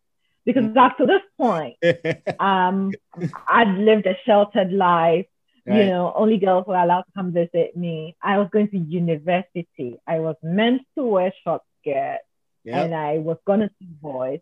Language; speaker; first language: English; non-native, local second language; Akan